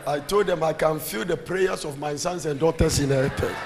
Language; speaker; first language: English; non-native, local second language; Akan